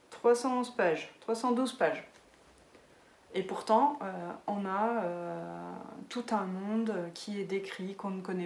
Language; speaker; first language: French; native; French